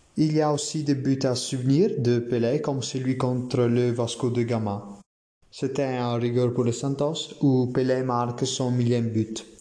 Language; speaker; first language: French; non-native, learner; Italian